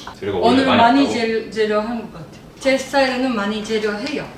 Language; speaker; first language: Korean; non-native, learner; Japanese